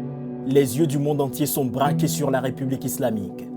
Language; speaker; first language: French; native; French